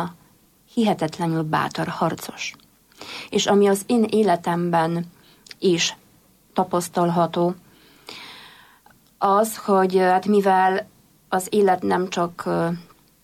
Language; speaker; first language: Hungarian; non-native, fluent; Polish